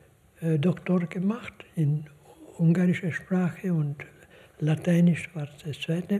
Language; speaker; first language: German; non-native, fluent; Hungarian